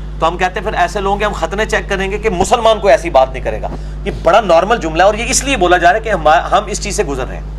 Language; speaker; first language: Urdu; non-native, local second language; Punjabi